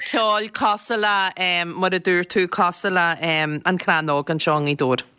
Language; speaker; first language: Irish; native; Irish